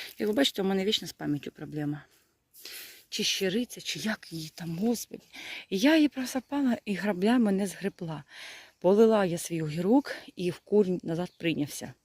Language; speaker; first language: Ukrainian; non-native, local second language; Russian